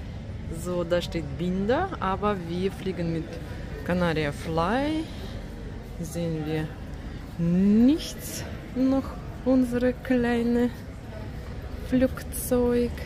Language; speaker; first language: German; non-native, learner; Russian